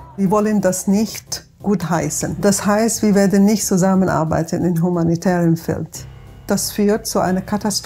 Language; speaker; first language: German; non-native, fluent; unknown